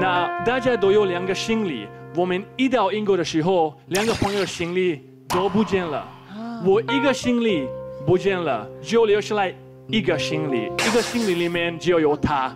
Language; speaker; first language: Chinese; non-native, fluent; Slovak